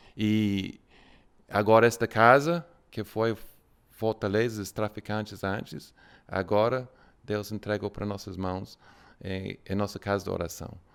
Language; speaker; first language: Portuguese; non-native, fluent; English